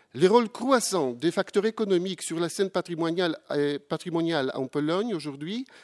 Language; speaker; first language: French; non-native, fluent; Polish